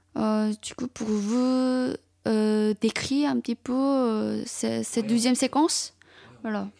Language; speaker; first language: French; non-native, fluent; Chinese